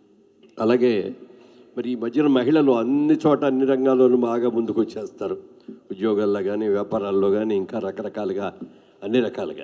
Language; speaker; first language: Telugu; native; Telugu